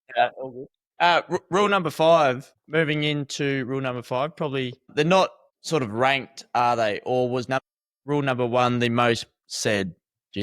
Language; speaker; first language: English; native; English